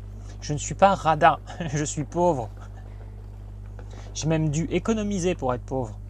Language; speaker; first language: French; native; French